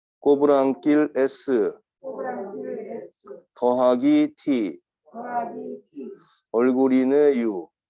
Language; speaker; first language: Korean; native; Korean